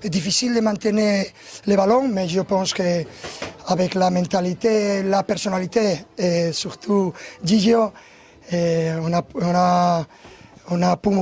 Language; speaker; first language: French; non-native, learner; Spanish